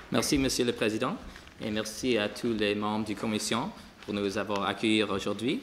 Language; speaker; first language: French; non-native, local second language; English